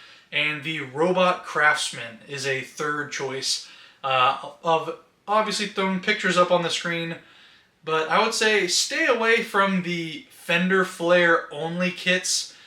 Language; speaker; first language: English; native; English